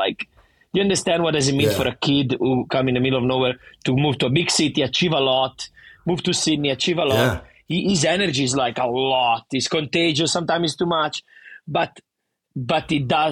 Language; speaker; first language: English; non-native, fluent; Italian